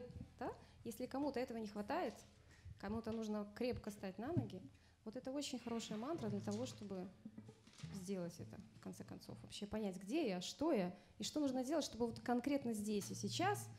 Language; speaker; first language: Russian; native; Russian